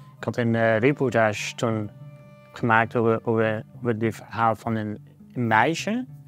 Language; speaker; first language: Dutch; non-native, fluent; Persian